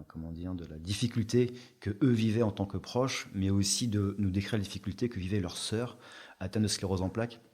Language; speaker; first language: French; native; French